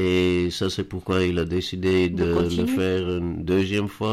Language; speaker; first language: French; non-native, learner; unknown